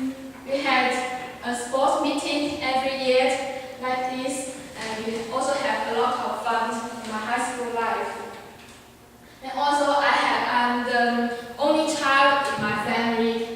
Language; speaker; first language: English; non-native, learner; Chinese